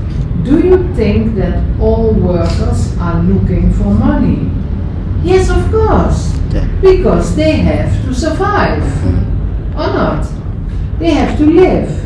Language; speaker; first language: English; non-native, fluent; Dutch